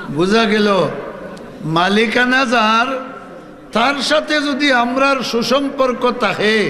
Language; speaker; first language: Bangla; non-native, local second language; Sylheti